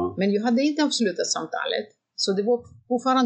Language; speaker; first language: Swedish; non-native, fluent; Greek